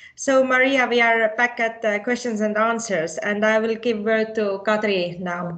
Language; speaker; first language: English; non-native, fluent; Estonian